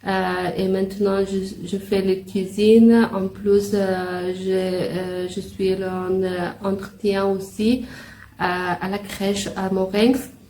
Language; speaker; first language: French; non-native, learner; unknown